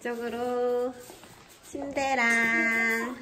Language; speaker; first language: Korean; native; Korean